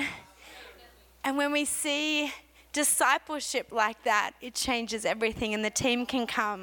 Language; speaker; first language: English; native; English